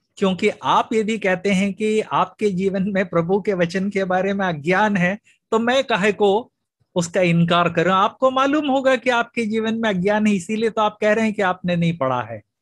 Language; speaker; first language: Hindi; non-native, local second language; Malayalam